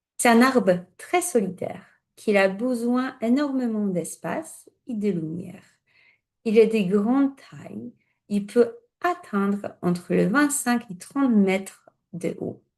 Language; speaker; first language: French; non-native, fluent; Polish